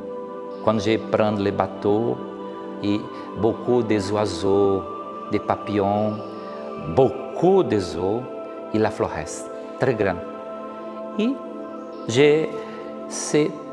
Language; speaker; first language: French; non-native, learner; Portuguese